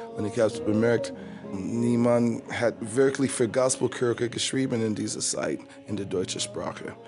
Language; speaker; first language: German; non-native, fluent; English